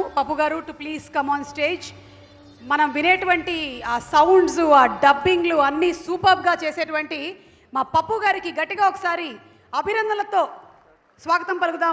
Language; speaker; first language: Telugu; native; Telugu